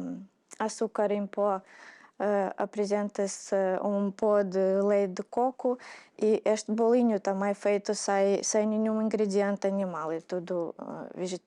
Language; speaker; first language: Portuguese; non-native, fluent; Russian